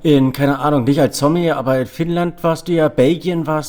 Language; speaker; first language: German; native; German